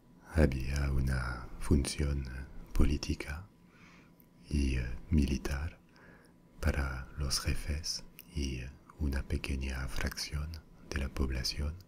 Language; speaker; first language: Spanish; non-native, fluent; French